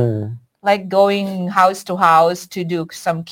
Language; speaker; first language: English; non-native, local second language; Iloko